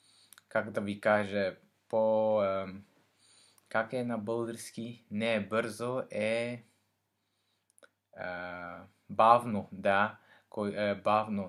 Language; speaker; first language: Bulgarian; non-native, learner; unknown